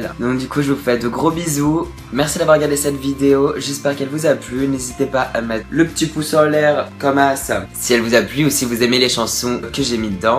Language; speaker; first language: French; native; French